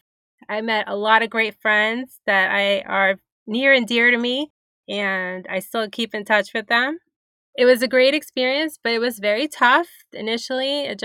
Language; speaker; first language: English; native; English